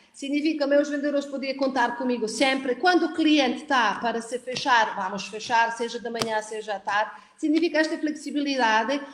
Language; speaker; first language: Portuguese; non-native, fluent; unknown